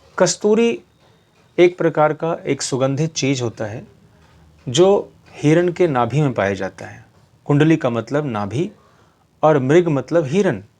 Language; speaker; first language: Hindi; native; Hindi